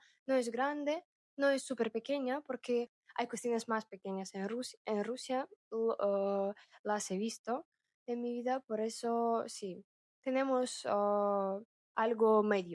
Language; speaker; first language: Spanish; non-native, fluent; Russian